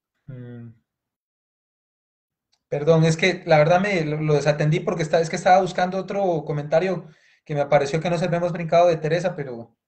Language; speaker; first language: Spanish; native; Spanish